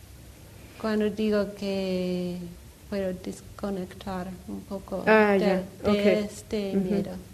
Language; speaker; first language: Spanish; non-native, learner; English